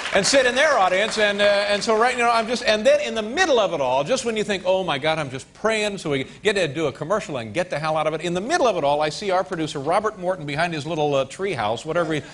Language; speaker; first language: English; native; English